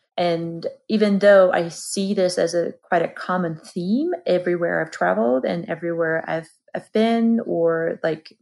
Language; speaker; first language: English; non-native, fluent; Georgian